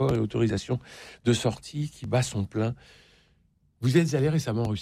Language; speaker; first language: French; native; French